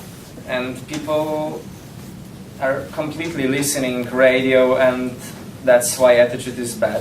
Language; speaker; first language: English; non-native, learner; Polish